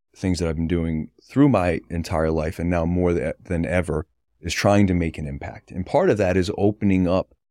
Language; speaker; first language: English; native; English